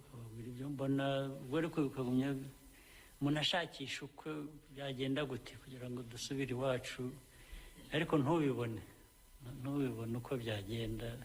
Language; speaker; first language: Kinyarwanda; early bilingual, heritage; Kinyarwanda